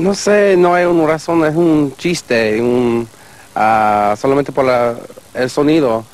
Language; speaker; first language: Spanish; non-native, learner; English